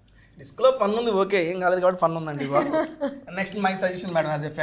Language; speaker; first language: Telugu; native; Telugu